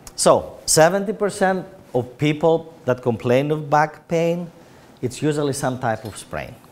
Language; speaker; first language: English; non-native, fluent; Greek